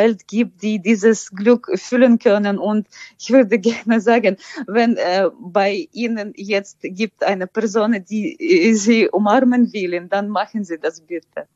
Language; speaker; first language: German; non-native, fluent; Ukrainian